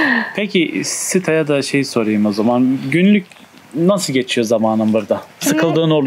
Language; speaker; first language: Turkish; native; Turkish